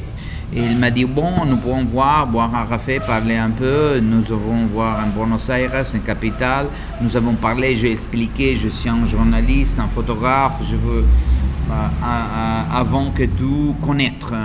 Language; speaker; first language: French; non-native, learner; Italian